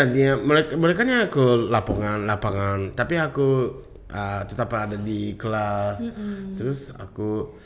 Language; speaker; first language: Indonesian; non-native, learner; Japanese